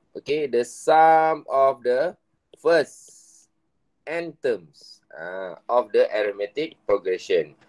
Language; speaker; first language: English; non-native, local second language; Malay